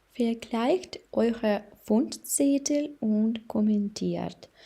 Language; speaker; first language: German; non-native, fluent; Ukrainian